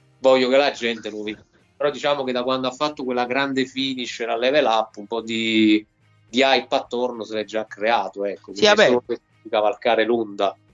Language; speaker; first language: Italian; native; Italian